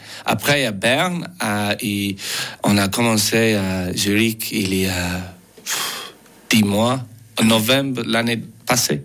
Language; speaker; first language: French; non-native, learner; English